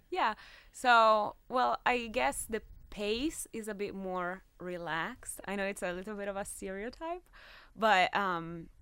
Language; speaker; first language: English; non-native, fluent; Italian